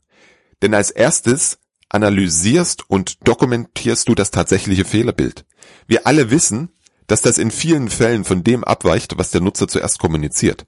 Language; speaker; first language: German; native; German